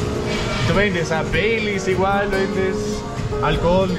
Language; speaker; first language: Spanish; non-native, fluent; Danish